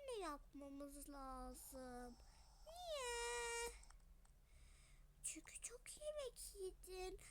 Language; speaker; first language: Turkish; early bilingual, other home language; Arabic